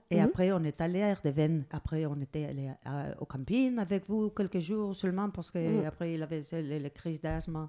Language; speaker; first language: French; non-native, learner; Spanish